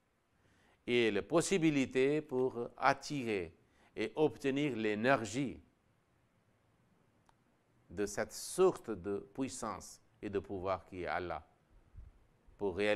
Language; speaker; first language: French; non-native, local second language; Wolof